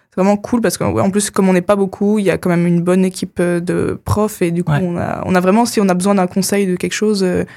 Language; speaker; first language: French; native; French